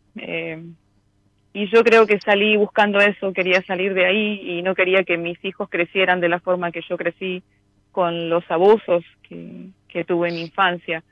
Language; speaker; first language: Spanish; native; Spanish